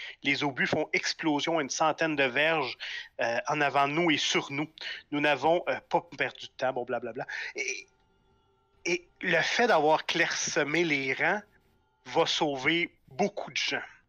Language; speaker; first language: French; native; French